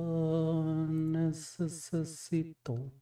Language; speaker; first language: Spanish; non-native, learner; English